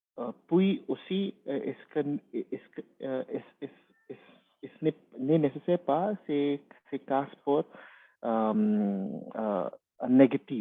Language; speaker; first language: French; non-native, learner; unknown